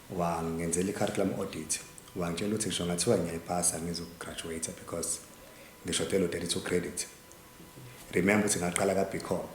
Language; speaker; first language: Zulu; native; Zulu